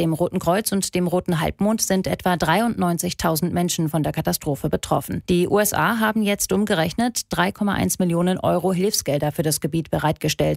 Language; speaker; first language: German; native; German